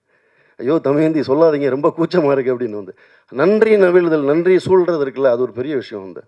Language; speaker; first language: Tamil; native; Tamil